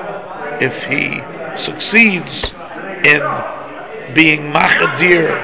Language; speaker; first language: English; native; English